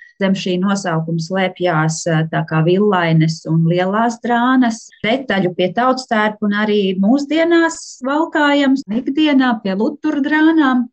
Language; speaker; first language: Latvian; native; Latvian